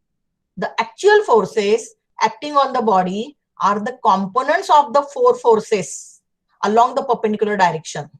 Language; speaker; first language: English; non-native, local second language; Marathi